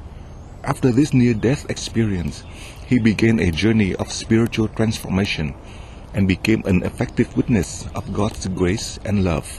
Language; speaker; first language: English; non-native, fluent; Vietnamese